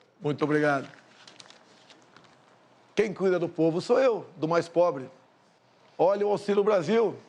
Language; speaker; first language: Portuguese; native; Portuguese